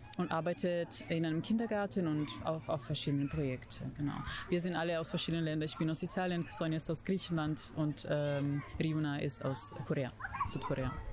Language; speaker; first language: German; non-native, fluent; Italian